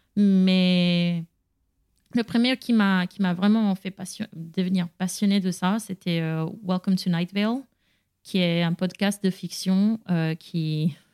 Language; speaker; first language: French; non-native, fluent; Spanish